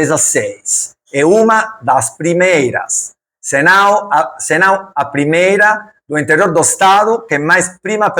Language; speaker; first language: Portuguese; non-native, learner; Italian